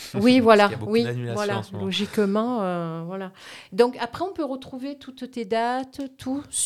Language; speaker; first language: French; native; French